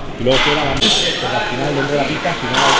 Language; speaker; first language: Spanish; native; Spanish